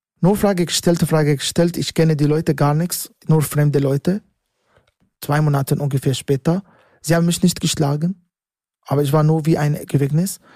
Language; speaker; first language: German; non-native, learner; Arabic